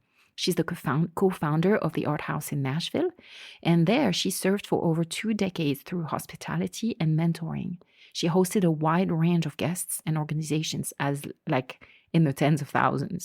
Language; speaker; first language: English; non-native, fluent; French